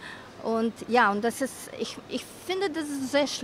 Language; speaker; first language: German; non-native, learner; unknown